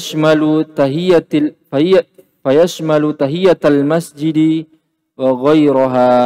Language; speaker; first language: Arabic; non-native, learner; Indonesian